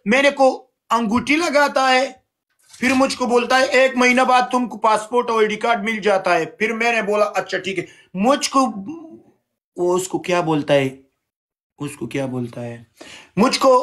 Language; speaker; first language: Urdu; non-native, learner; Pashto